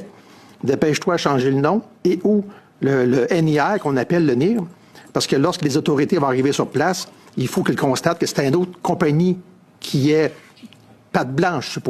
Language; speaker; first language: French; native; French